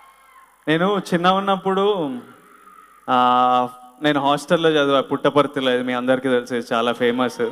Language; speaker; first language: Telugu; native; Telugu